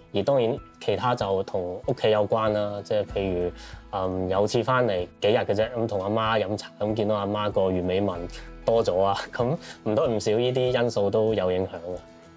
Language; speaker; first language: Cantonese; early bilingual, other home language; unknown